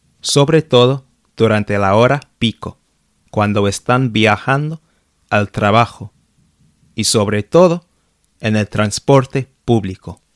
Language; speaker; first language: Spanish; non-native, fluent; English